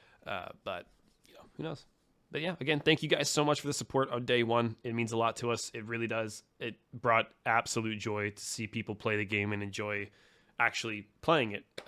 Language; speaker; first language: English; native; English